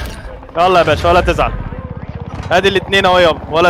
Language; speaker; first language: Arabic; native; Arabic